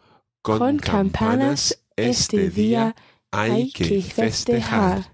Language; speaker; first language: Spanish; non-native, learner; English